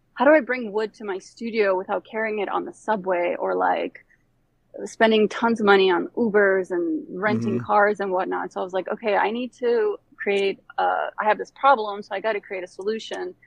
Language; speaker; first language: English; early bilingual, other home language; Bosnian